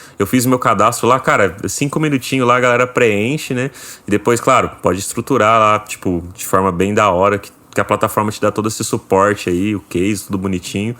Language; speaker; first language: Portuguese; native; Portuguese